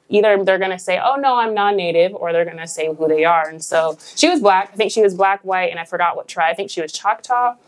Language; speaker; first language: English; native; English